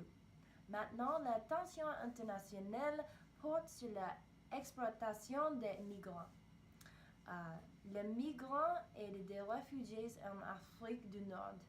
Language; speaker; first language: French; non-native, learner; English